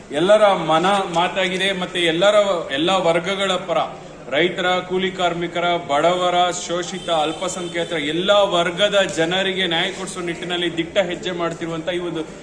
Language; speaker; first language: Kannada; native; Kannada